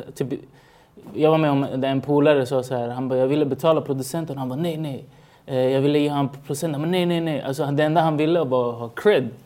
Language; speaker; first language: Swedish; early bilingual, other home language; Spanish